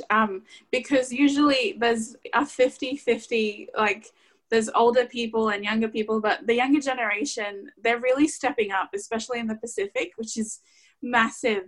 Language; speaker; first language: English; non-native, fluent; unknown